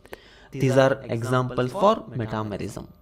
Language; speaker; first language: English; non-native, local second language; Kannada